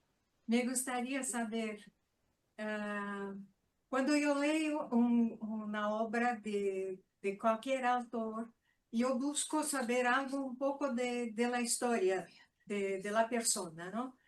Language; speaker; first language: Spanish; non-native, fluent; Portuguese